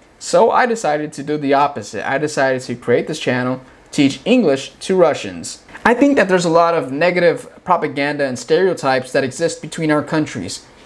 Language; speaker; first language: English; native; English